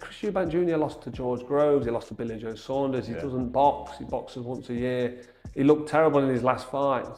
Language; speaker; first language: English; native; English